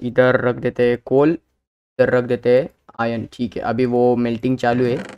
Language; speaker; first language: Hindi; native; Hindi